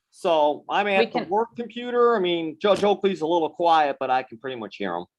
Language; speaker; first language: English; native; English